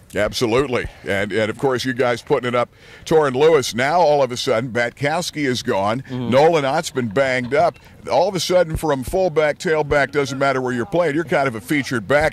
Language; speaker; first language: English; native; English